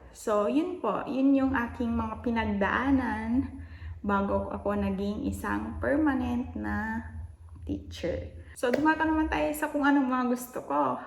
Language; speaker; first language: Filipino; non-native, local second language; Iloko